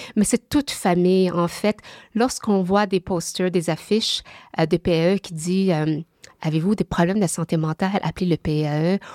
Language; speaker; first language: French; early bilingual, other home language; Vietnamese